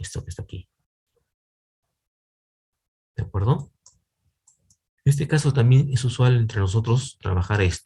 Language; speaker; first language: Spanish; native; Spanish